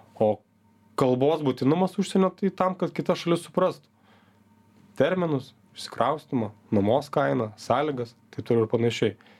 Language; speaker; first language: Lithuanian; native; Lithuanian